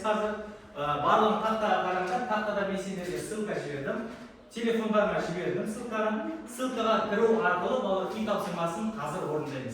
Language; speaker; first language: Kazakh; native; Kazakh